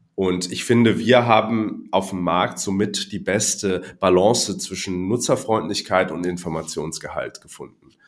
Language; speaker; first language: German; non-native, fluent; Cantonese